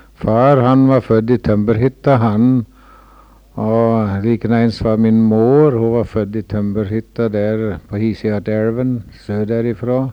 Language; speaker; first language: Norwegian; early bilingual, heritage; Norwegian